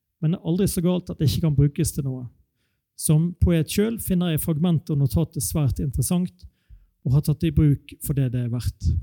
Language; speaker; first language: Norwegian; native; Norwegian